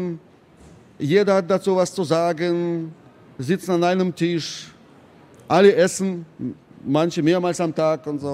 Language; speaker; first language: German; non-native, fluent; Russian